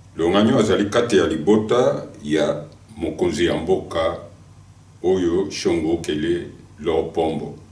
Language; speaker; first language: Lingala; non-native, local second language; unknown